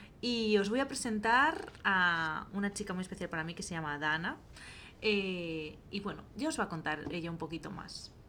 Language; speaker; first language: Spanish; native; Spanish